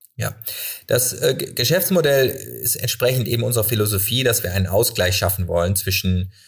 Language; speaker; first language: German; native; German